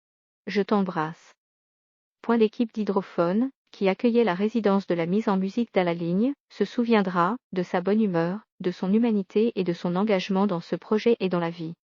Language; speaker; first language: French; native; French